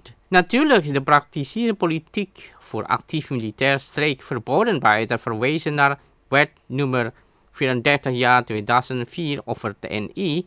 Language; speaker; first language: Dutch; non-native, learner; Indonesian